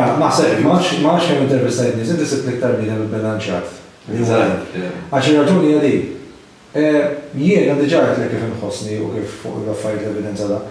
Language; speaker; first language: Maltese; native; Maltese